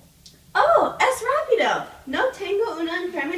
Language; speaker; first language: Spanish; non-native, learner; English